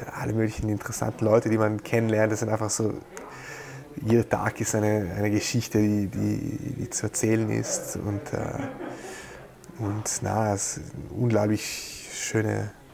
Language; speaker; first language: German; non-native, local second language; Ladin